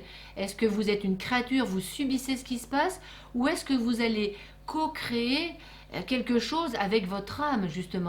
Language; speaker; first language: French; native; French